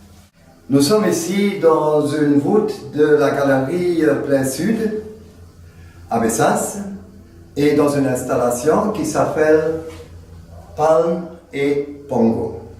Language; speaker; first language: French; non-native, fluent; German